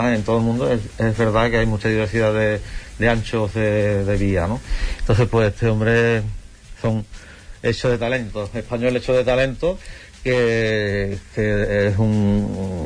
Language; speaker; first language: Spanish; native; Spanish